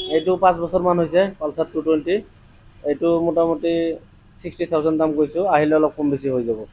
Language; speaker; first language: Assamese; non-native, local second language; Bangla